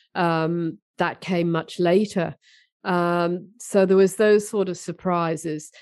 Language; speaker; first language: English; native; English